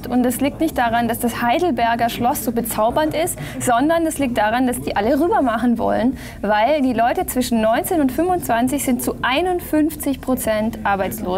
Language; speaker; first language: German; native; German